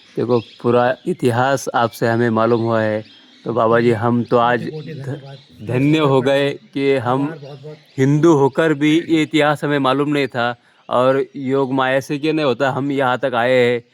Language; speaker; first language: Hindi; non-native, local second language; Marathi